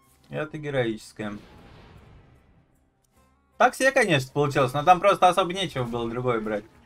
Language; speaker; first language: Russian; native; Russian